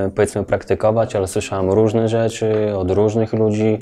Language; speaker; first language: Polish; native; Polish